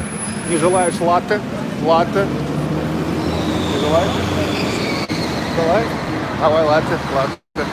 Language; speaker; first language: Russian; native; Russian